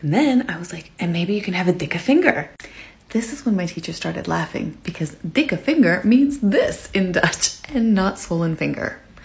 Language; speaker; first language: English; native; English